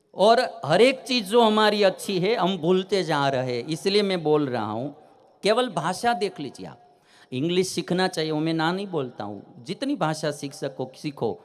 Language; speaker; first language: Hindi; non-native, local second language; Gujarati